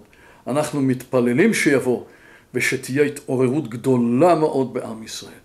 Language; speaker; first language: Hebrew; non-native, fluent; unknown